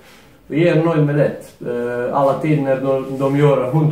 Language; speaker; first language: Swedish; non-native, fluent; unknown